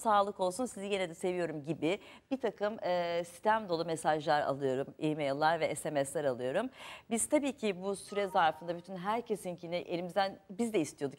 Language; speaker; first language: Turkish; native; Turkish